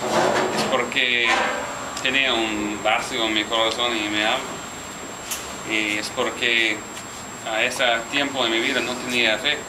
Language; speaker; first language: Spanish; non-native, learner; English